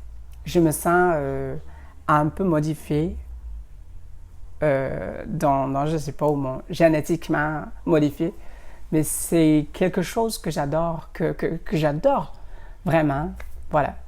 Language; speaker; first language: French; non-native, fluent; Indonesian